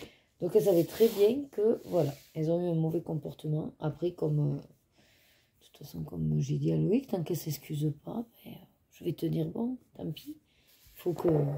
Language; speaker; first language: French; native; French